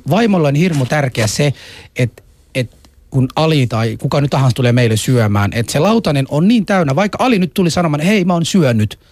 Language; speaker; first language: Finnish; non-native, fluent; Arabic